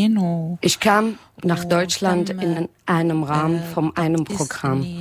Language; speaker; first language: German; non-native, learner; Arabic